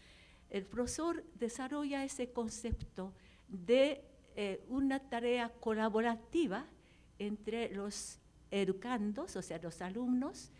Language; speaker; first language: Spanish; non-native, fluent; Japanese